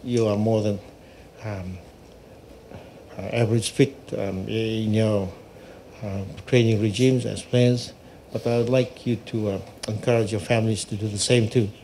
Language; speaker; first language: English; non-native, local second language; Fijian